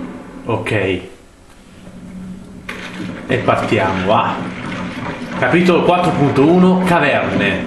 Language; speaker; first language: Italian; native; Italian